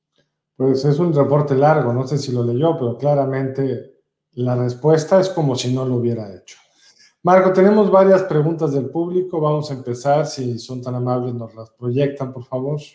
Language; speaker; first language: Spanish; native; Spanish